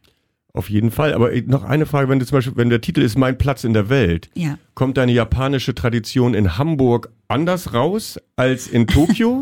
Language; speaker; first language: German; native; German